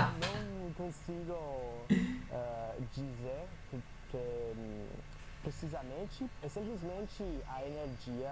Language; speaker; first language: Portuguese; non-native, learner; English